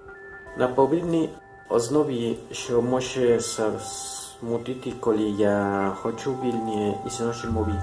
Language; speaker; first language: Ukrainian; non-native, learner; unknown